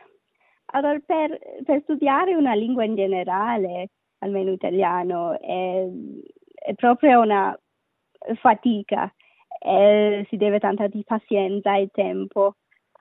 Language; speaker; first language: Italian; non-native, learner; Sinhala